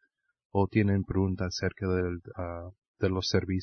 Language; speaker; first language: Spanish; early bilingual, heritage; Spanish